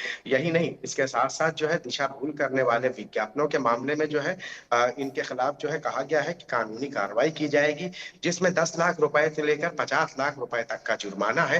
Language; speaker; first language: Hindi; native; Hindi